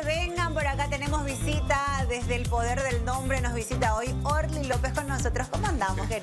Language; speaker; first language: Spanish; native; Spanish